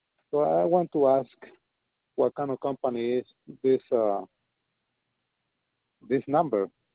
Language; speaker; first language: English; non-native, learner; Spanish